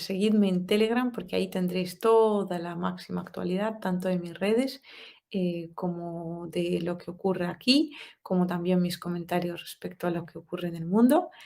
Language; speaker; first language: Spanish; non-native, fluent; Russian